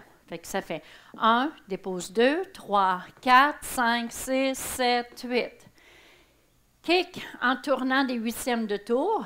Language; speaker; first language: French; native; French